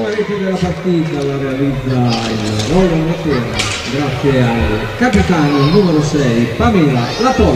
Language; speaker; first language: Italian; native; Italian